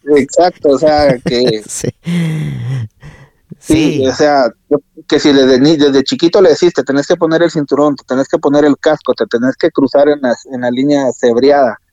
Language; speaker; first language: Spanish; native; Spanish